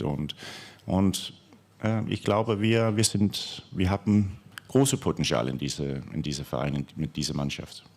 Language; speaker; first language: German; non-native, fluent; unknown